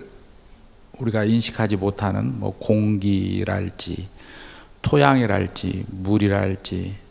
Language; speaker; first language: Korean; native; Korean